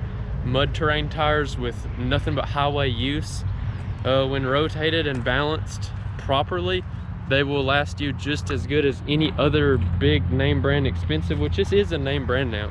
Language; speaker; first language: English; native; English